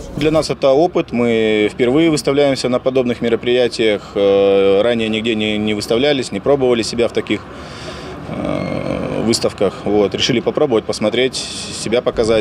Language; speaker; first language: Russian; native; Russian